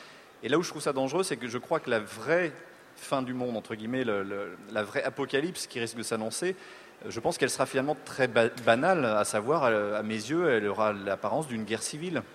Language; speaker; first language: French; native; French